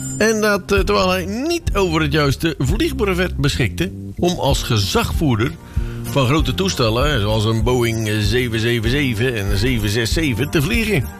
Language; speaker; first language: Dutch; native; Dutch